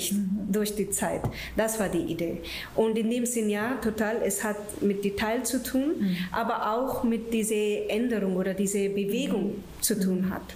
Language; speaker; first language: German; non-native, fluent; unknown